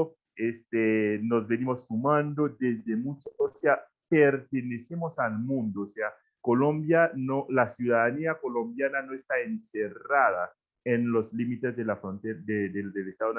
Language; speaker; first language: Spanish; non-native, fluent; Haitian Creole